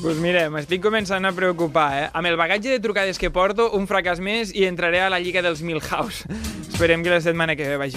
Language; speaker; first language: Catalan; native; Catalan